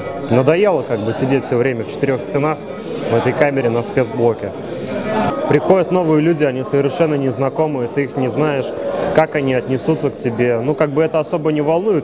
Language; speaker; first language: Russian; native; Russian